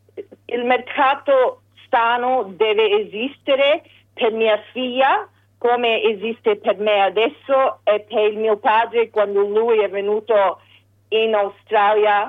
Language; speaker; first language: Italian; early bilingual, heritage; English